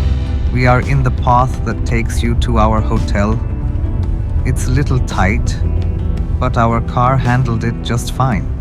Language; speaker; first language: English; non-native, local second language; Sinhala